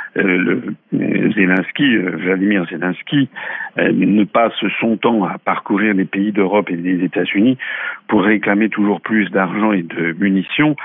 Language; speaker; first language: French; native; French